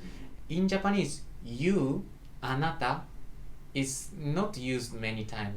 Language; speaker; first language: English; non-native, learner; Japanese